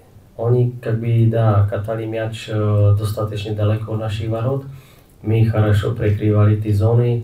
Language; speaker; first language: Russian; non-native, fluent; Czech